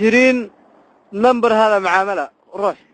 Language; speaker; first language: Arabic; non-native, learner; Somali